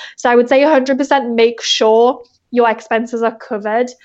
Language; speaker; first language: English; native; English